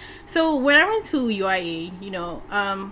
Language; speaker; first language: English; non-native, local second language; Malay